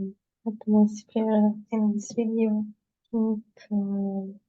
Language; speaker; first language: English; non-native, learner; Russian